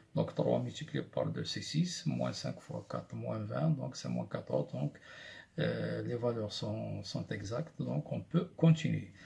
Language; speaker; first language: French; non-native, local second language; Arabic